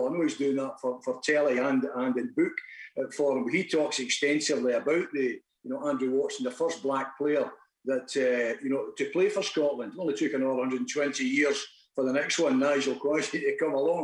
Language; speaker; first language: English; native; English